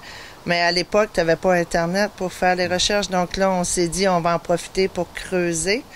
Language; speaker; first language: French; native; French